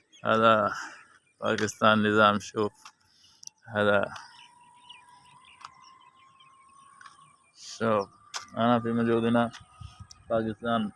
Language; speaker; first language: Arabic; non-native, learner; Saraiki